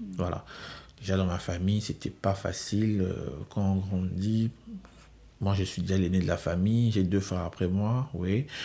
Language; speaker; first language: French; non-native, local second language; Lingala